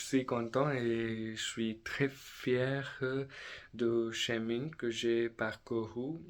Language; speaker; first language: French; non-native, learner; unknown